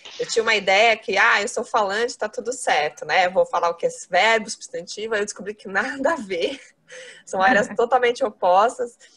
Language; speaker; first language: Portuguese; native; Portuguese